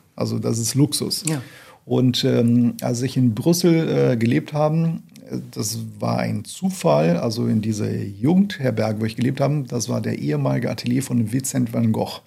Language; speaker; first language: German; non-native, fluent; Portuguese